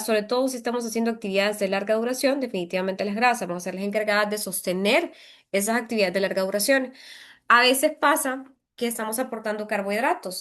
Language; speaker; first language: Spanish; native; Spanish